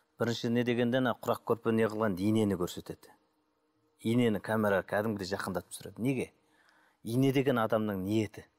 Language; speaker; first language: Kazakh; native; Kazakh